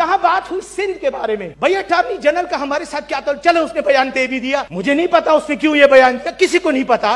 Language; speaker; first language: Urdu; non-native, local second language; Pashto